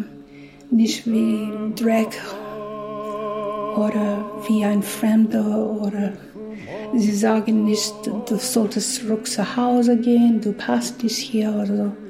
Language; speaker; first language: German; non-native, learner; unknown